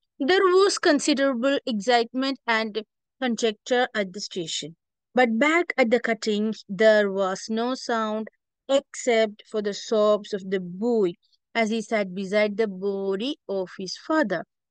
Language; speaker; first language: English; non-native, local second language; Malayalam